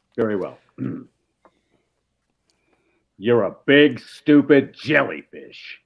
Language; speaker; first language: English; native; English